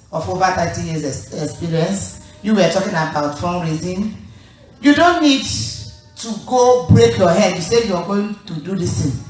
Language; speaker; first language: English; non-native, local second language; Igbo